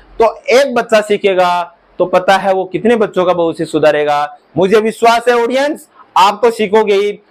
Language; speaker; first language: Hindi; native; Hindi